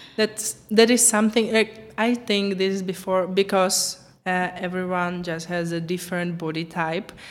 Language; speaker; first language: English; non-native, fluent; Ukrainian